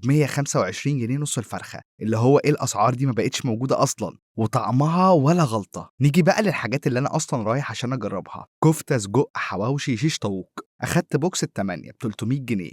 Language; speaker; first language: Arabic; native; Arabic